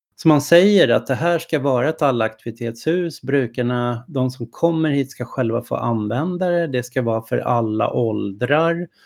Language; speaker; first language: Swedish; native; Swedish